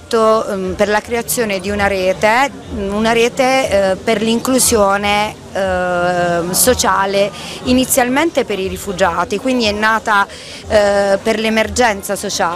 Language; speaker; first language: Italian; native; Italian